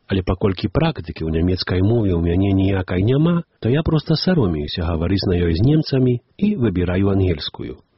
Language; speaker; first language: Belarusian; native; Belarusian